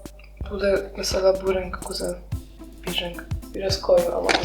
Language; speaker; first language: Turkish; non-native, learner; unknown